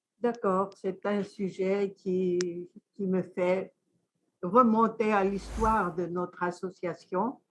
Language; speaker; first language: French; non-native, fluent; Greek